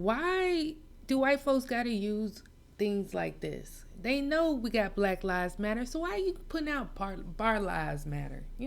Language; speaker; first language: English; native; English